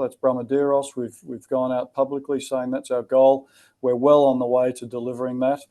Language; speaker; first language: English; native; English